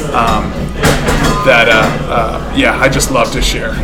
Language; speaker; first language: English; native; English